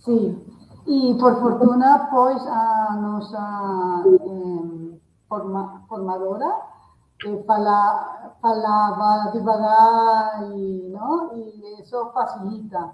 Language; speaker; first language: Portuguese; non-native, learner; Spanish